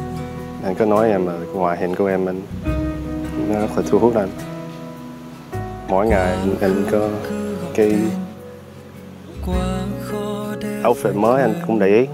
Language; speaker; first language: Vietnamese; early bilingual, heritage; Vietnamese